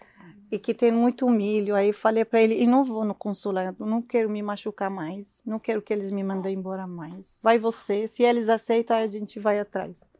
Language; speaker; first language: Portuguese; non-native, learner; Arabic